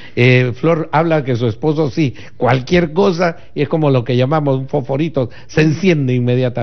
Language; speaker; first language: Spanish; native; Spanish